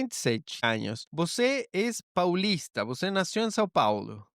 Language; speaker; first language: Portuguese; non-native, learner; Spanish